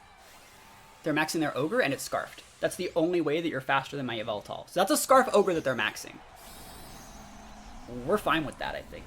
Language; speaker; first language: English; native; English